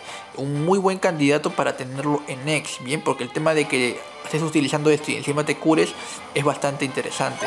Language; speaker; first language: Spanish; native; Spanish